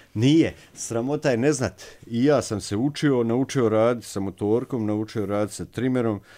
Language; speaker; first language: Serbian; native; Serbian